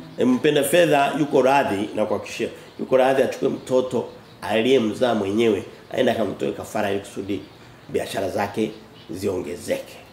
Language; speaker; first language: Swahili; native; Swahili